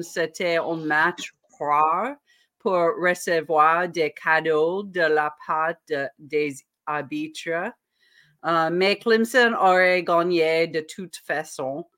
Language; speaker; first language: French; non-native, learner; English